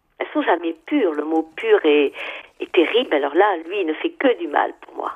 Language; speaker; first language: French; non-native, local second language; Arabic